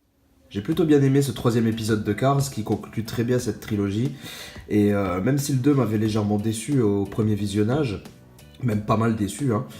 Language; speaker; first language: French; native; French